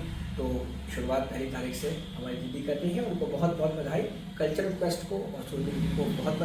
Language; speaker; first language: Hindi; native; Hindi